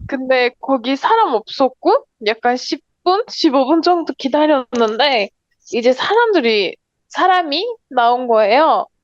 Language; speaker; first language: Korean; non-native, learner; Turkish